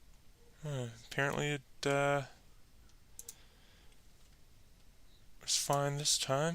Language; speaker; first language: English; native; English